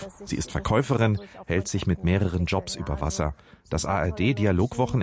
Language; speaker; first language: German; native; German